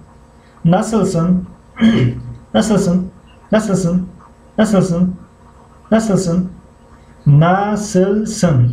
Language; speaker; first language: Turkish; non-native, fluent; Tajik